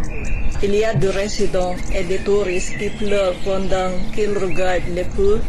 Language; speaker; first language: French; non-native, learner; Filipino